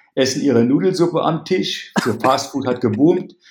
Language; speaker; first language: German; native; German